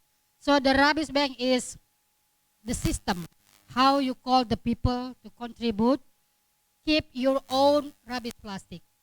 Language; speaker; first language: English; non-native, learner; Indonesian